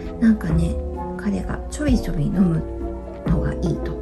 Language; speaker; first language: Japanese; native; Japanese